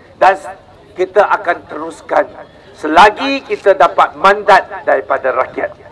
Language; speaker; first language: Malay; non-native, local second language; Chinese